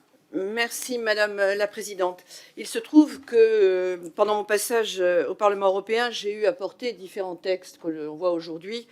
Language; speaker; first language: French; native; French